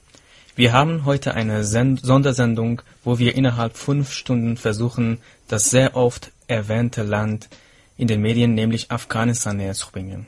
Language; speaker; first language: German; non-native, fluent; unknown